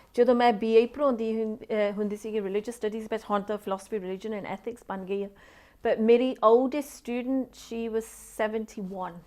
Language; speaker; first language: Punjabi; early bilingual, heritage; Punjabi